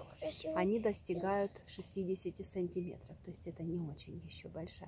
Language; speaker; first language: Russian; native; Russian